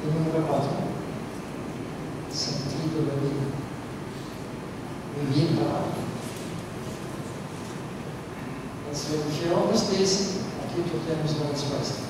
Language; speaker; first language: Spanish; non-native, fluent; Norwegian